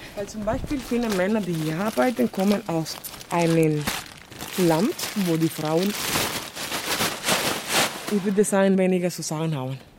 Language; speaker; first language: German; non-native, fluent; Spanish